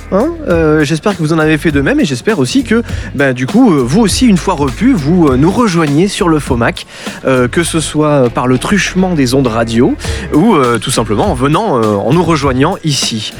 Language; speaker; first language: French; native; French